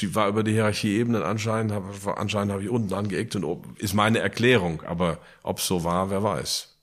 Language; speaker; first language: German; native; German